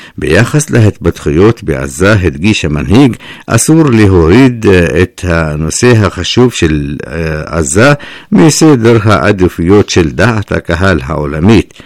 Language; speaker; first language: Hebrew; non-native, fluent; Persian